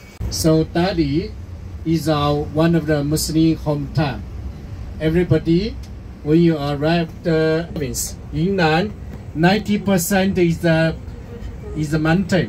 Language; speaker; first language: English; non-native, learner; Chinese